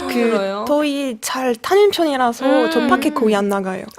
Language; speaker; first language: Korean; non-native, fluent; French